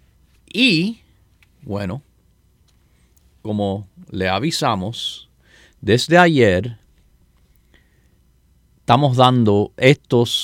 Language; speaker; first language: Spanish; native; Spanish